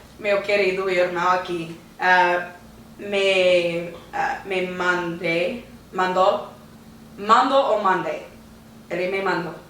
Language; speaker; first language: Portuguese; non-native, learner; English